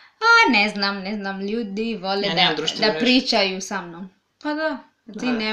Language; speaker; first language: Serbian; non-native, learner; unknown